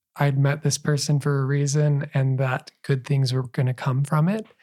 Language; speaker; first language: English; native; English